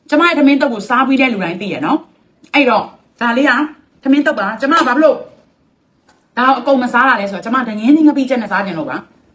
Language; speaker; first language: Burmese; non-native, local second language; Kachin